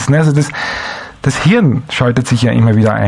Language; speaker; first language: German; native; German